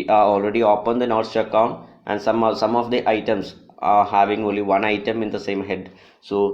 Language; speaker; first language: English; non-native, local second language; Malayalam